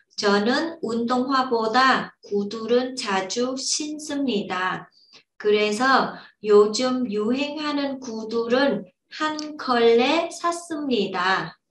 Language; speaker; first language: Korean; non-native, fluent; Vietnamese